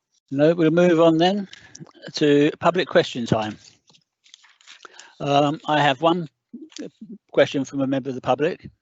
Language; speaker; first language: English; native; English